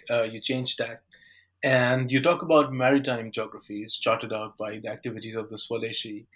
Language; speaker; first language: English; non-native, local second language; Bangla